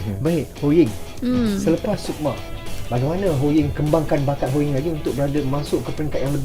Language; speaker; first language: Malay; native; Malay